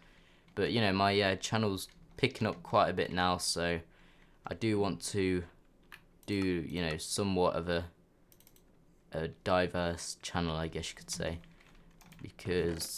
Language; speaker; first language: English; native; English